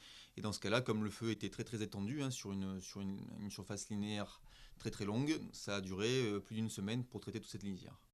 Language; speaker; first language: French; native; French